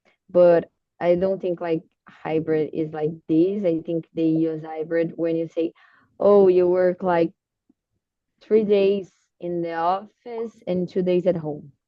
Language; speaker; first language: English; non-native, learner; Portuguese